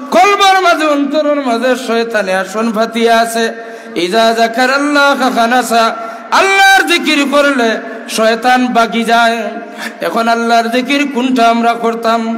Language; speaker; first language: Bangla; non-native, local second language; Sylheti